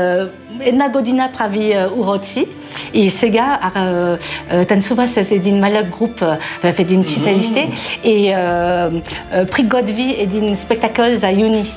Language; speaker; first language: Bulgarian; non-native, learner; French